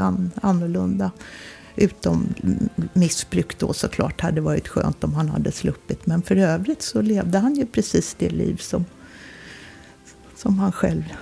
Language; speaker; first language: Swedish; native; Swedish